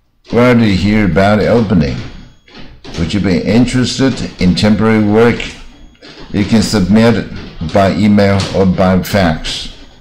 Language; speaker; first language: English; non-native, fluent; Chinese